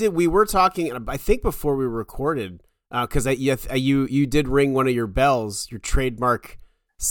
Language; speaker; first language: English; native; English